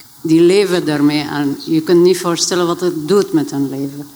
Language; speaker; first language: Dutch; non-native, fluent; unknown